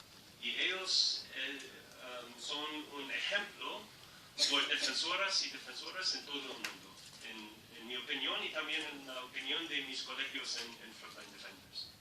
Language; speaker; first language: Spanish; non-native, learner; English